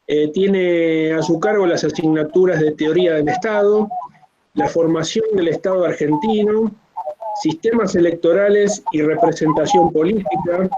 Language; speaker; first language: Spanish; native; Spanish